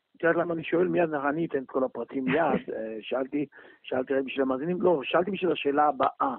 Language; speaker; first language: Hebrew; native; Hebrew